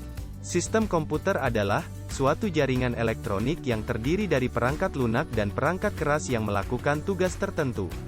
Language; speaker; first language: Indonesian; native; Indonesian